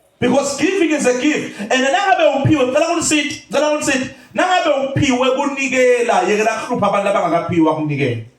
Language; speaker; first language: Zulu; native; Zulu